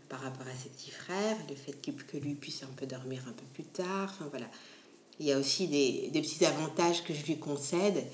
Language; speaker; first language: French; native; French